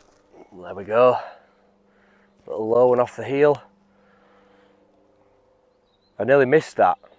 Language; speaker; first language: English; native; English